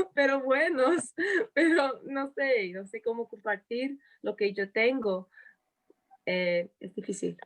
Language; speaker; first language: Spanish; non-native, fluent; English